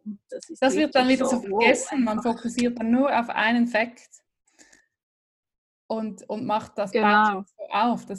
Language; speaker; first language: German; native; German